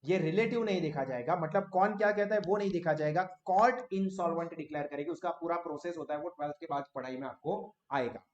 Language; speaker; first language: Hindi; non-native, local second language; Gujarati